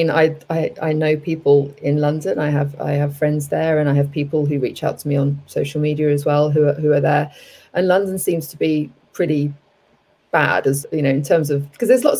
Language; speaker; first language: English; native; English